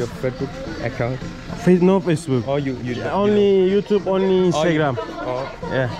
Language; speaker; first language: English; non-native, learner; Turkish